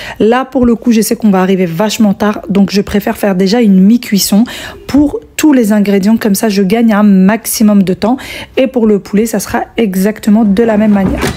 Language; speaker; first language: French; early bilingual, other home language; Arabic